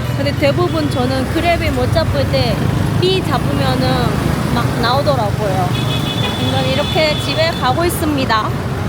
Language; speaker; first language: Korean; non-native, fluent; Vietnamese